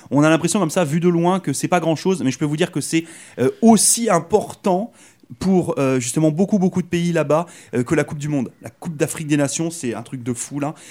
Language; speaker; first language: French; native; French